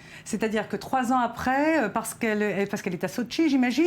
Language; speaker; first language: French; native; French